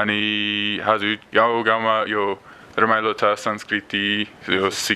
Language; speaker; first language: Nepali; non-native, learner; English